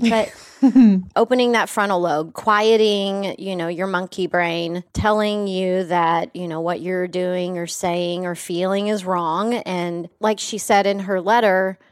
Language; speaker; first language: English; native; English